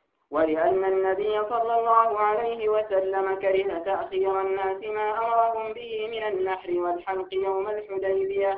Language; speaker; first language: Arabic; native; Arabic